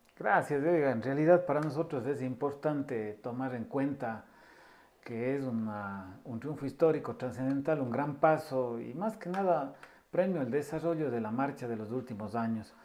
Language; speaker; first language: Spanish; native; Spanish